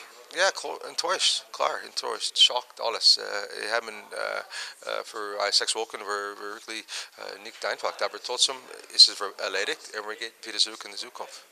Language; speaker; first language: German; non-native, learner; English